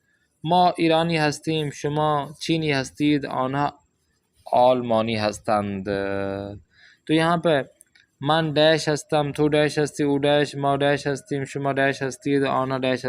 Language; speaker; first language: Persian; non-native, fluent; Urdu